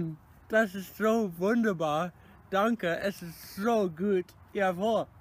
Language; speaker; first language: German; non-native, learner; English